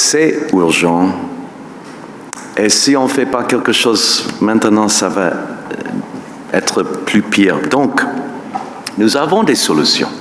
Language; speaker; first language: French; non-native, fluent; English